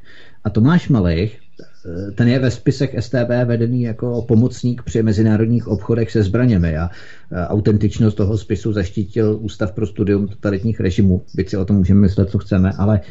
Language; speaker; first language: Czech; native; Czech